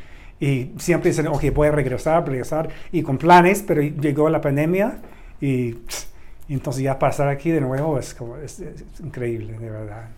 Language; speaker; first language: Spanish; non-native, learner; English